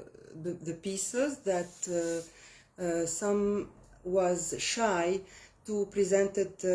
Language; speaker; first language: English; non-native, fluent; Arabic